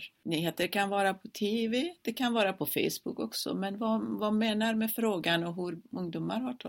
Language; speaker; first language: Swedish; non-native, fluent; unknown